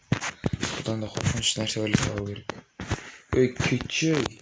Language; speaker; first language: Kazakh; native; Kazakh